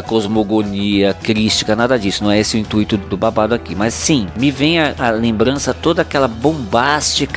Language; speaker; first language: Portuguese; native; Portuguese